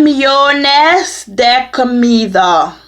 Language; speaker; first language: Spanish; non-native, learner; English